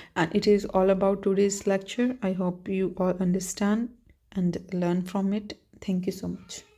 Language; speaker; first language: English; non-native, local second language; Punjabi